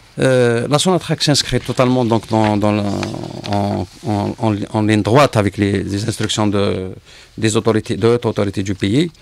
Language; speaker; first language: French; non-native, local second language; Arabic